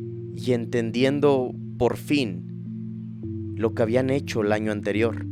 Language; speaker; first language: Spanish; native; Spanish